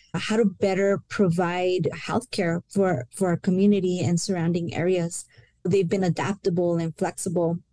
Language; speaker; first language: English; early bilingual, other home language; Spanish